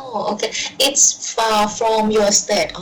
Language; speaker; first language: English; non-native, learner; Thai